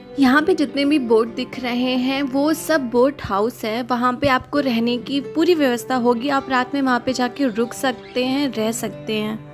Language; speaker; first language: Hindi; native; Hindi